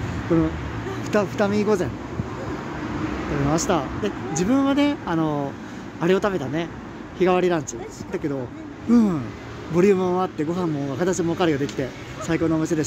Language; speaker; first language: Japanese; native; Japanese